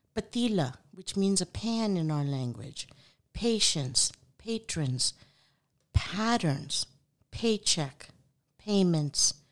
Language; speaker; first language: English; non-native, local second language; Urdu